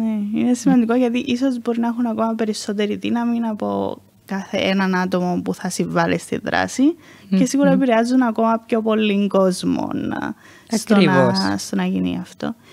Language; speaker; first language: Greek; native; Greek